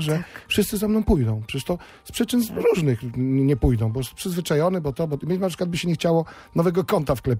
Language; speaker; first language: Polish; native; Polish